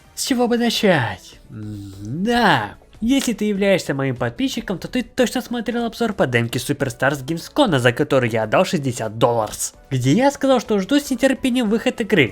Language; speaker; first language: Russian; native; Russian